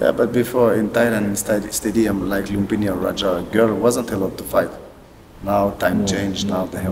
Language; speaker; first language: English; non-native, learner; French